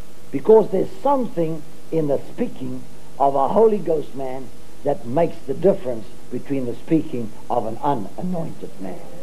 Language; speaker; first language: English; non-native, local second language; Afrikaans